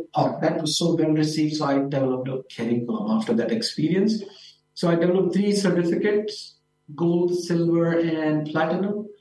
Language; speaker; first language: English; non-native, local second language; Urdu